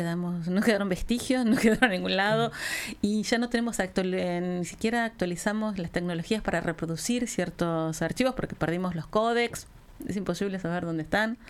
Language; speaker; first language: Spanish; native; Spanish